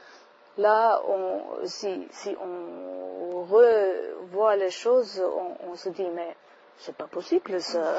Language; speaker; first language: French; non-native, fluent; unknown